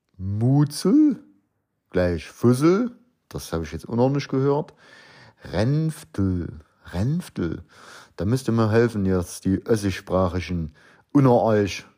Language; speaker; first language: German; native; German